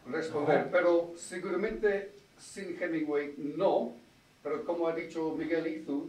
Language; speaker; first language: Spanish; non-native, fluent; English